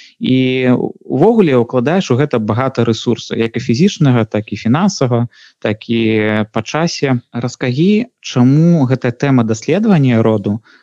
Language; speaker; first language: Belarusian; non-native, local second language; Russian